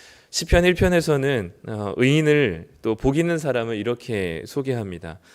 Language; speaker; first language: Korean; native; Korean